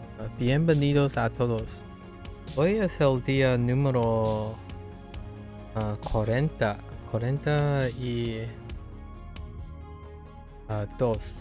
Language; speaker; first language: Spanish; non-native, learner; English